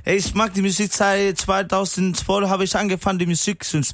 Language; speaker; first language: German; non-native, learner; Spanish